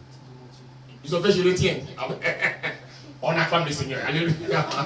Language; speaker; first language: French; native; French